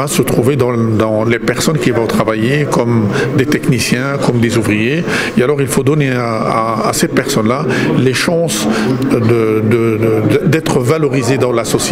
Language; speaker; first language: French; non-native, local second language; Arabic